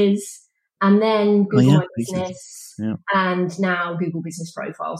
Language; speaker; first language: English; native; English